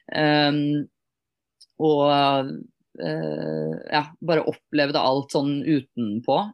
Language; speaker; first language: Norwegian; native; Norwegian